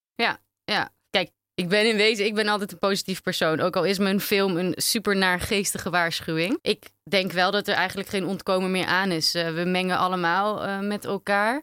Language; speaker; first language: Dutch; native; Dutch